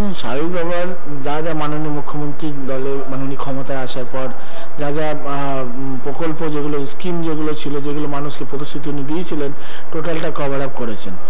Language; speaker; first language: Bangla; native; Bangla